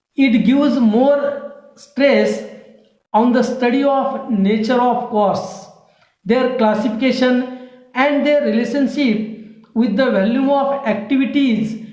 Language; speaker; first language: English; non-native, local second language; Marathi